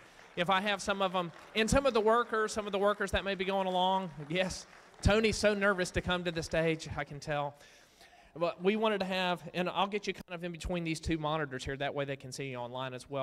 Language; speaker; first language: English; native; English